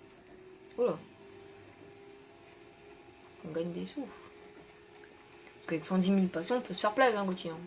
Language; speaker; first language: French; native; French